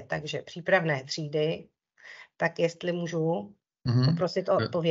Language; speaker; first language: Czech; native; Czech